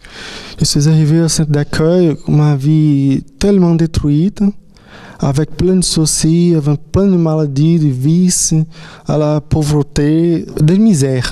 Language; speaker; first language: French; non-native, fluent; Portuguese